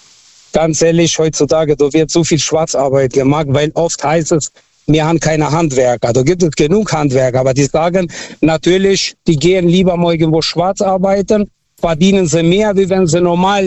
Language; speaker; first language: German; non-native, fluent; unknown